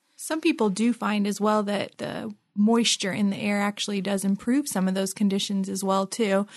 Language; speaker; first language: English; non-native, local second language; Filipino